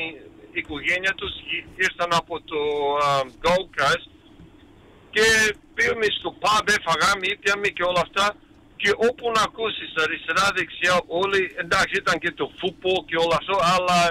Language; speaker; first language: Greek; early bilingual, heritage; Greek